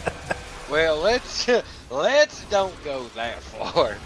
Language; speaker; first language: English; native; English